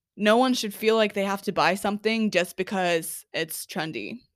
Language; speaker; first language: English; non-native, fluent; Norwegian